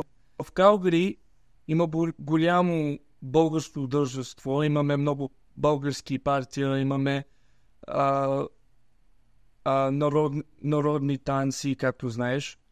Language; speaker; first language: Bulgarian; early bilingual, heritage; Bulgarian